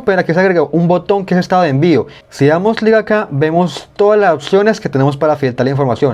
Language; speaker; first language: Spanish; native; Spanish